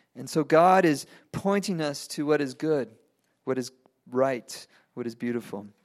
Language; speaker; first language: English; non-native, fluent; Spanish